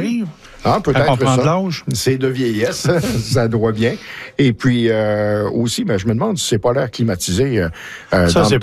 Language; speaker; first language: French; native; French